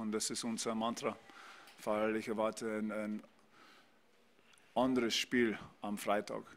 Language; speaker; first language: German; non-native, fluent; English